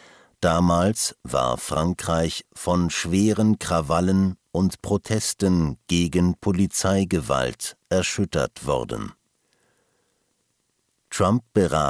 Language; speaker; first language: German; native; German